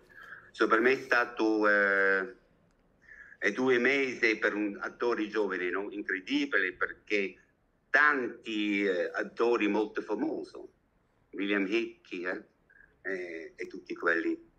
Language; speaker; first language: Italian; non-native, learner; German